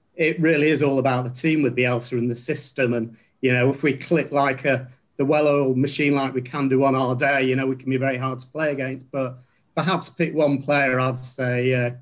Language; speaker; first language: English; native; English